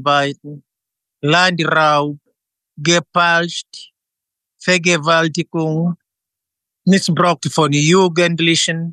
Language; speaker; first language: German; non-native, fluent; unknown